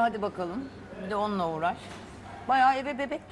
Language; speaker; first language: Turkish; native; Turkish